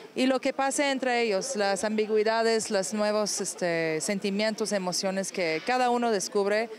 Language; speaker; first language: Spanish; non-native, fluent; Persian